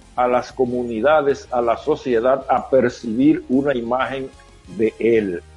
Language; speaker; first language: Spanish; native; Spanish